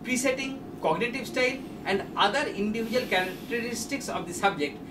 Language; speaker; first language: English; non-native, local second language; Bangla